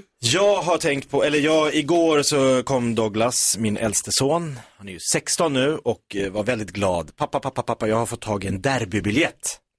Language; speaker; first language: Swedish; native; Swedish